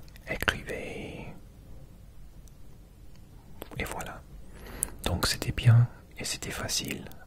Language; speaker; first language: French; non-native, learner; English